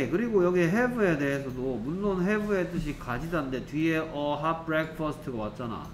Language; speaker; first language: Korean; native; Korean